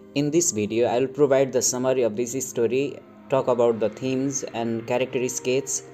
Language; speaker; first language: English; non-native, local second language; Nepali